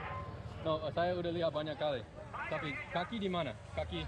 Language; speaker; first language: Indonesian; non-native, learner; English